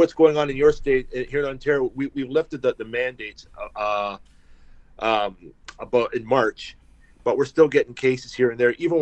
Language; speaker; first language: English; native; English